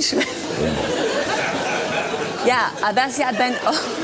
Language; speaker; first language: German; non-native, fluent; French